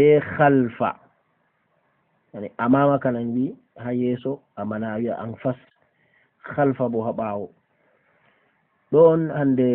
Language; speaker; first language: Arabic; non-native, fluent; Fula